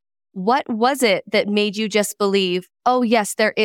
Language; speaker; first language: English; native; English